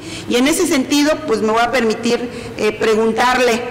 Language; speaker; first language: Spanish; native; Spanish